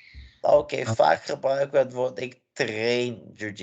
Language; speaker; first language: Dutch; non-native, fluent; English